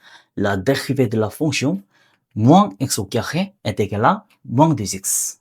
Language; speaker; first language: French; non-native, learner; Korean